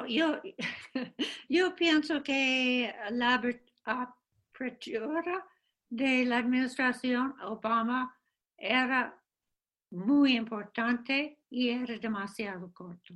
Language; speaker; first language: Spanish; non-native, fluent; English